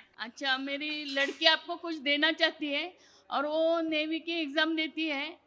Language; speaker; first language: Hindi; native; Hindi